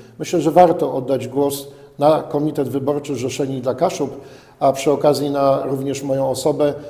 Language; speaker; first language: Polish; native; Polish